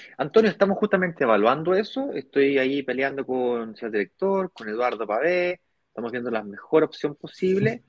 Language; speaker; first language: Spanish; native; Spanish